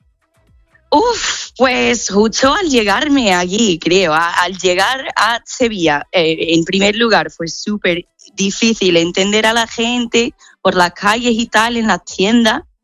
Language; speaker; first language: Spanish; non-native, fluent; English